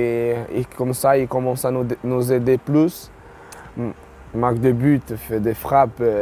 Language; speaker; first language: French; non-native, fluent; Portuguese